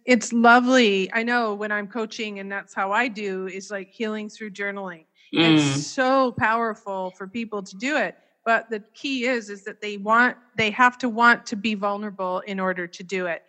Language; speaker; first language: English; native; English